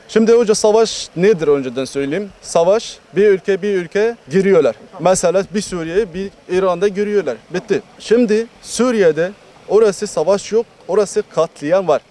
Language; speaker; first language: Turkish; non-native, fluent; Arabic